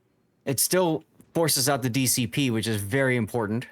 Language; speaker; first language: English; native; English